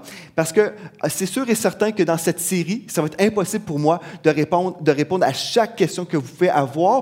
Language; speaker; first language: French; native; French